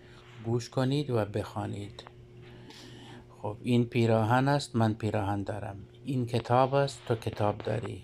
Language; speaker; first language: Persian; non-native, fluent; Urdu